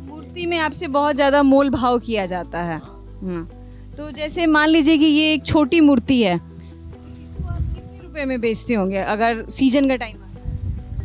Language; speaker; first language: Hindi; native; Hindi